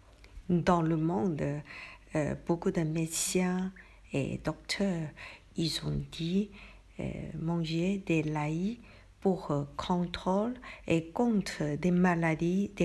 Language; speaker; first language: French; non-native, learner; Chinese